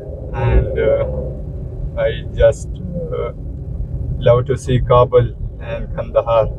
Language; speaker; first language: English; non-native, learner; Pashto